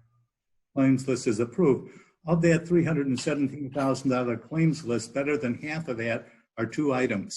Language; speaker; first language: English; native; English